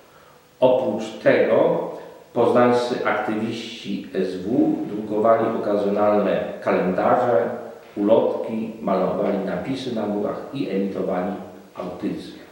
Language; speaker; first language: Polish; native; Polish